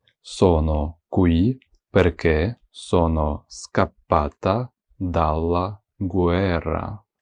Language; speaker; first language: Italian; non-native, fluent; Ukrainian